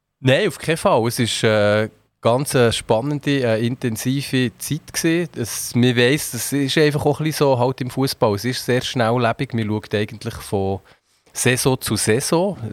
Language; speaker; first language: German; native; German